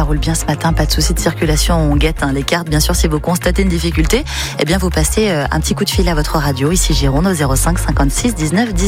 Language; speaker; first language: French; native; French